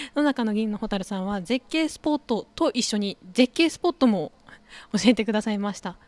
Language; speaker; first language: Japanese; native; Japanese